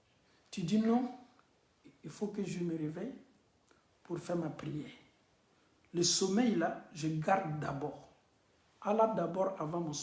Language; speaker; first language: French; non-native, local second language; Bambara